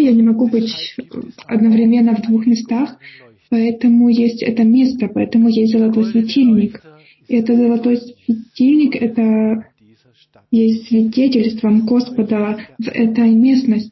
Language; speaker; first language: Russian; non-native, fluent; German